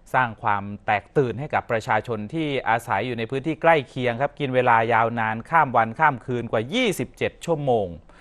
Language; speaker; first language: Thai; native; Thai